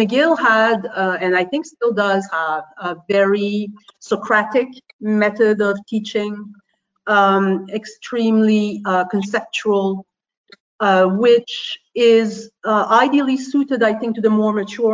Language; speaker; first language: English; non-native, fluent; French